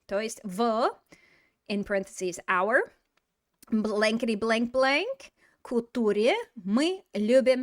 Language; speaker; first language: Russian; non-native, fluent; English